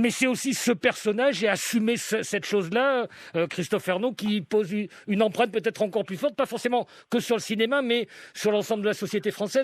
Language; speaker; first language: French; native; French